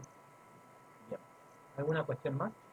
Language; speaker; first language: Spanish; native; Spanish